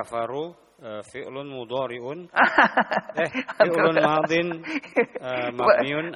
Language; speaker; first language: Arabic; non-native, learner; Indonesian